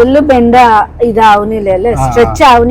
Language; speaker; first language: Malayalam; non-native, learner; Nepali